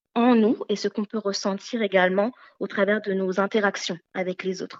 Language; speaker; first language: French; early bilingual, other home language; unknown